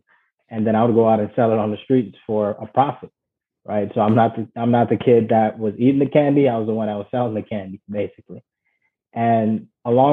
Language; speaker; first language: English; early bilingual, other home language; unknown